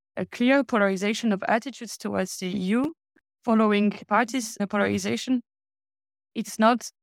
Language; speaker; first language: English; non-native, fluent; French